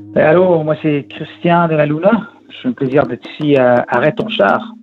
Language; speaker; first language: French; non-native, fluent; Spanish